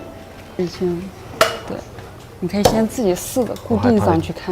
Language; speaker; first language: Chinese; native; Chinese